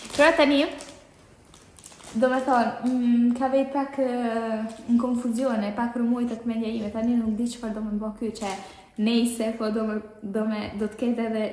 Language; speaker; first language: Albanian; early bilingual, heritage; Albanian